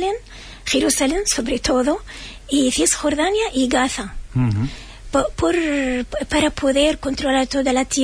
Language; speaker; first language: Spanish; non-native, fluent; Arabic